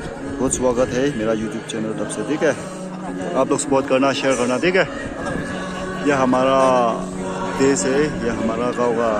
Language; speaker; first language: Hindi; non-native, local second language; Tangkhul Naga (India)